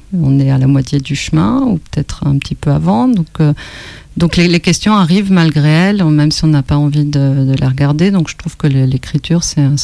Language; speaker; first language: French; non-native, fluent; Spanish